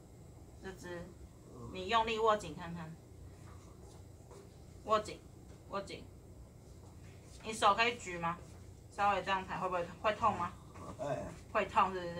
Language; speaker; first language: Chinese; native; Chinese